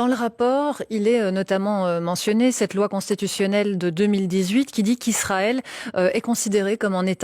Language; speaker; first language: French; native; French